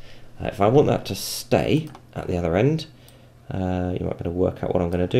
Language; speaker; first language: English; native; English